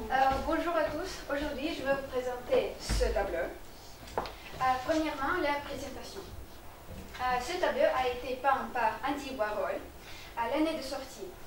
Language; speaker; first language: French; non-native, learner; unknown